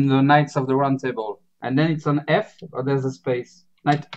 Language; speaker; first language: English; non-native, learner; Spanish